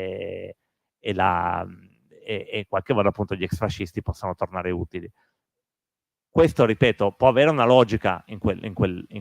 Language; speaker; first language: Italian; native; Italian